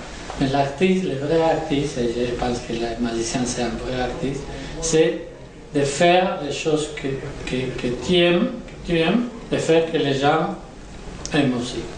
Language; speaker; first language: French; non-native, learner; Spanish